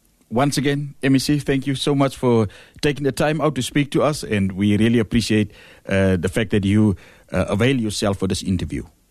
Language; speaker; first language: English; non-native, local second language; Afrikaans